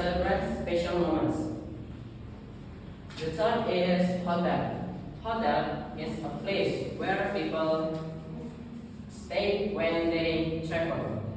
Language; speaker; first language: English; non-native, learner; Indonesian